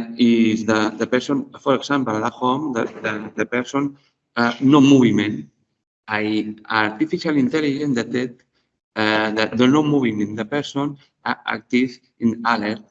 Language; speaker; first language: English; non-native, learner; Spanish